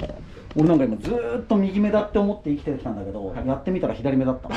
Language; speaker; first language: Japanese; native; Japanese